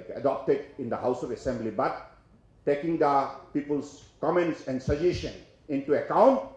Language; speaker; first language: English; non-native, local second language; Assamese